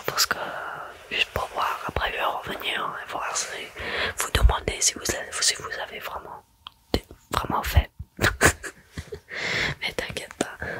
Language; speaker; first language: French; early bilingual, heritage; French